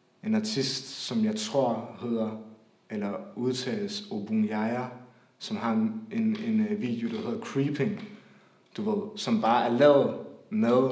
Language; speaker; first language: Danish; native; Danish